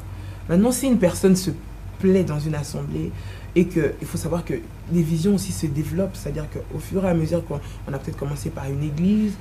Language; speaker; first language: French; non-native, local second language; Lingala